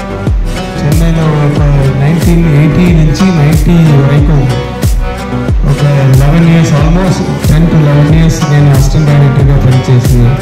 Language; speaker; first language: Telugu; non-native, local second language; Tamil